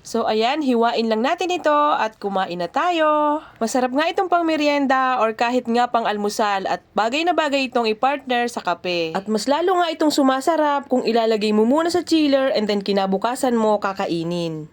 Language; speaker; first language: Filipino; native; Filipino